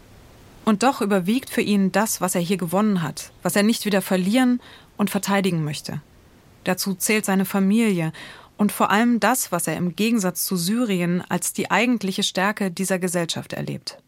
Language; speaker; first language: German; native; German